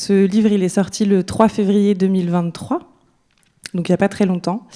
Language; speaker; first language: French; native; French